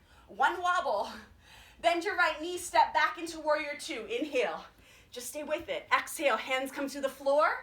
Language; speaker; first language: English; native; English